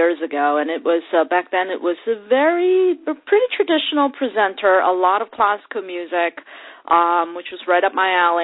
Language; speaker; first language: English; non-native, local second language; Cantonese